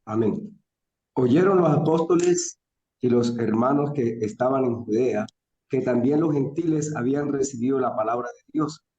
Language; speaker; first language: Spanish; native; Spanish